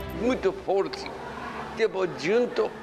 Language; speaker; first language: Portuguese; non-native, learner; Japanese